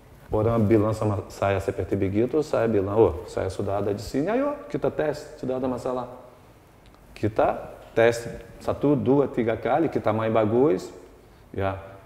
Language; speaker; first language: Indonesian; non-native, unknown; Portuguese